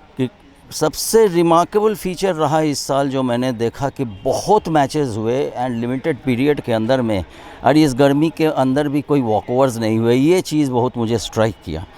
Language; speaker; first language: Hindi; native; Hindi